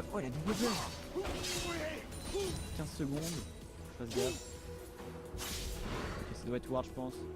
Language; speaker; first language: French; native; French